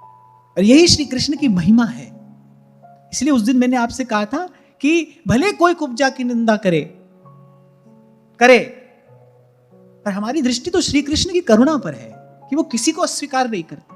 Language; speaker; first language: Hindi; native; Hindi